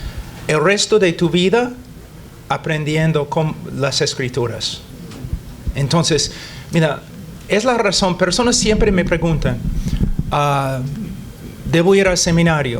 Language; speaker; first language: Spanish; non-native, fluent; English